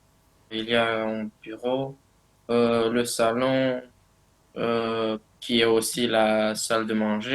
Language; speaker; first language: French; non-native, learner; Romanian